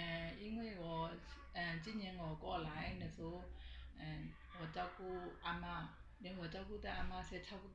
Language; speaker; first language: Chinese; non-native, learner; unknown